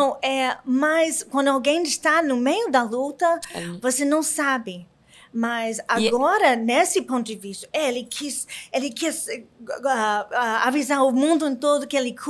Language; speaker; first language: Portuguese; non-native, learner; English